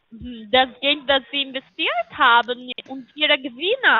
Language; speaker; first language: German; non-native, learner; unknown